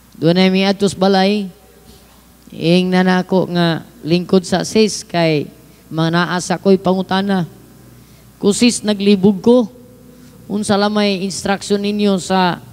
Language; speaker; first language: Cebuano; native; Cebuano